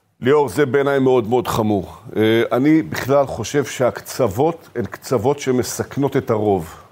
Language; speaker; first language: Hebrew; native; Hebrew